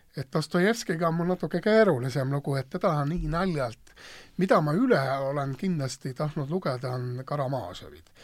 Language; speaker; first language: Estonian; non-native, local second language; Russian